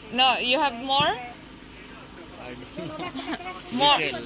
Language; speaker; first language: English; non-native, learner; Filipino